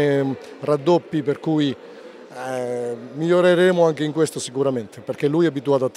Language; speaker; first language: Italian; native; Italian